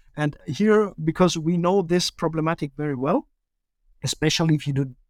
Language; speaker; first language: English; early bilingual, other home language; German